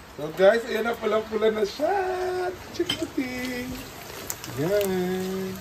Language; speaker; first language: Filipino; non-native, local second language; Cebuano